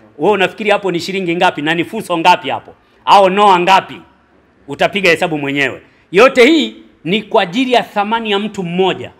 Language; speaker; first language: Swahili; native; Swahili